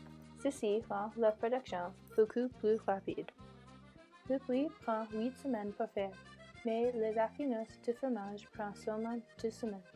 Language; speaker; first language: French; non-native, learner; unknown